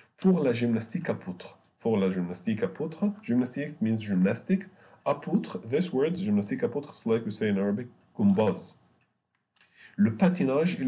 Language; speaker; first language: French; non-native, fluent; Arabic